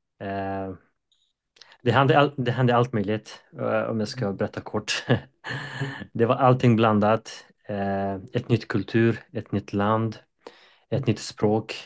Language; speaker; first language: Swedish; non-native, fluent; Persian